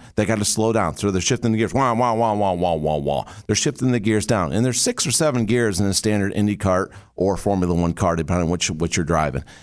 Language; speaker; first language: English; native; English